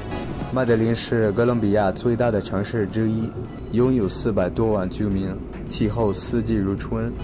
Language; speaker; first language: Chinese; non-native, learner; Spanish